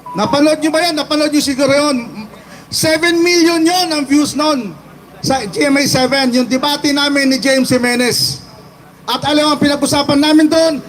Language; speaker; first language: Filipino; non-native, local second language; Iloko